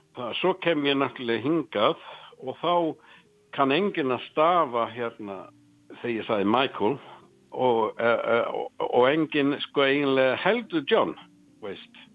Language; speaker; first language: Icelandic; non-native, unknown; English